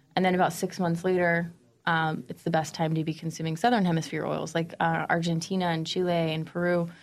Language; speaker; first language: English; native; English